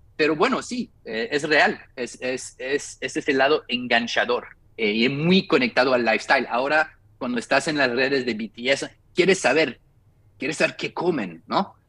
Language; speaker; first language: Spanish; non-native, fluent; French